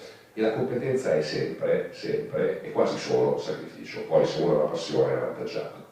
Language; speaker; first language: Italian; native; Italian